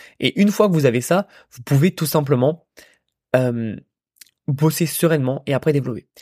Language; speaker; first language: French; native; French